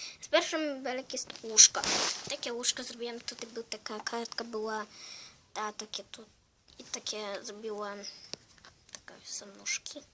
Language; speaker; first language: Polish; early bilingual, heritage; Polish